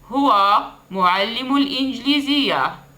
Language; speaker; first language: Arabic; native; Arabic